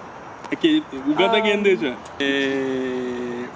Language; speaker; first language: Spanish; non-native, fluent; Haitian Creole